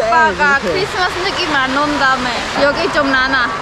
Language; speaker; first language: Korean; non-native, fluent; Khmer